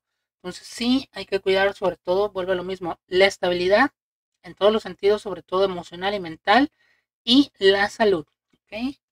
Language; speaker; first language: Spanish; native; Spanish